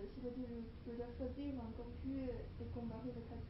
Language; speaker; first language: French; non-native, learner; Chinese